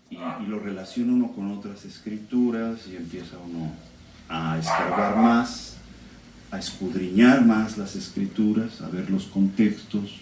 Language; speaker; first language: Spanish; native; Spanish